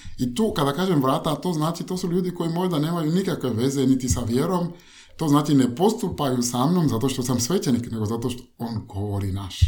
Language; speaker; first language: Croatian; non-native, fluent; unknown